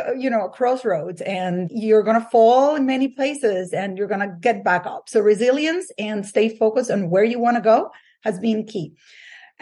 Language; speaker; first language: English; non-native, fluent; Spanish